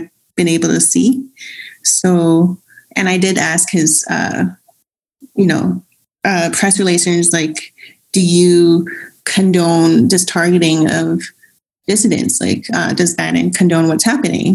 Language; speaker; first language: English; non-native, local second language; Cantonese